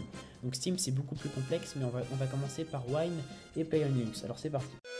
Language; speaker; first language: French; native; French